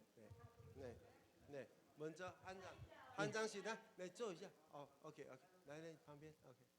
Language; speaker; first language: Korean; non-native, learner; Chinese